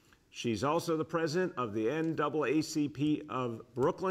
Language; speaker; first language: English; native; English